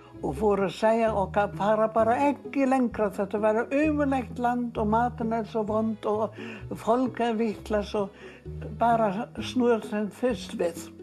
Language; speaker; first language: Icelandic; non-native, fluent; German